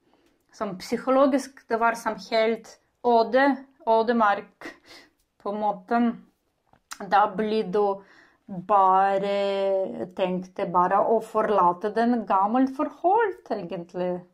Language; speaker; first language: Norwegian; non-native, learner; Ukrainian